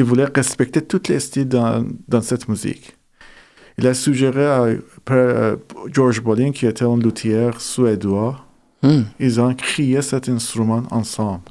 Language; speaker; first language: French; non-native, fluent; Persian